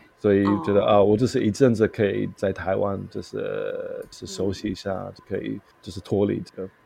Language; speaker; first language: Chinese; non-native, fluent; English